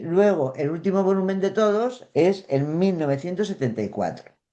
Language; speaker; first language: Spanish; native; Spanish